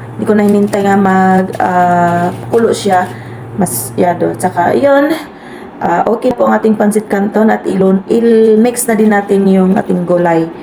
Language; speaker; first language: Filipino; non-native, local second language; Cebuano